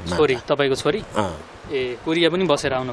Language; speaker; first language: Nepali; native; Nepali